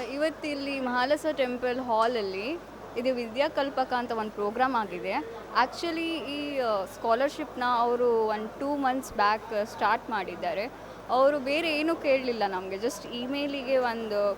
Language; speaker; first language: Kannada; non-native, local second language; Konkani